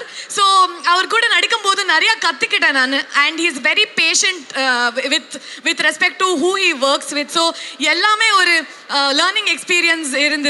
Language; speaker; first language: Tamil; non-native, learner; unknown